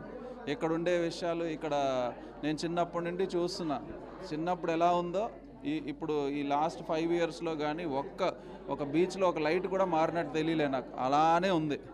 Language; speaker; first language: Telugu; native; Telugu